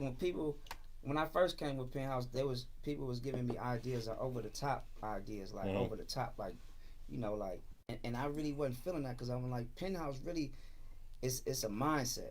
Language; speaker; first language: English; native; English